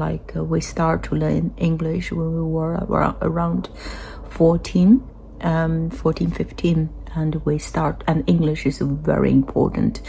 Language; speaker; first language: English; non-native, fluent; Chinese